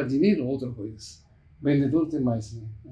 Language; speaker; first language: Portuguese; non-native, learner; Japanese